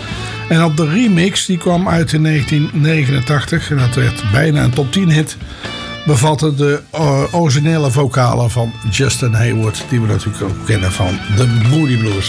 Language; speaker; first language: Dutch; native; Dutch